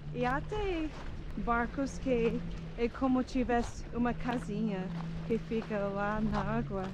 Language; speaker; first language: Portuguese; non-native, fluent; English